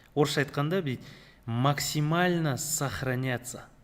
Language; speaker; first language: Russian; non-native, local second language; Kazakh